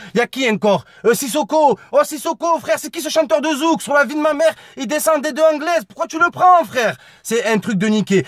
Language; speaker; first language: French; native; French